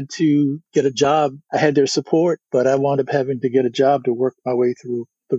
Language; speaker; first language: English; native; English